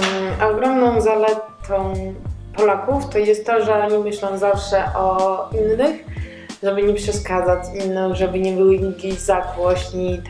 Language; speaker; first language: Polish; non-native, learner; Georgian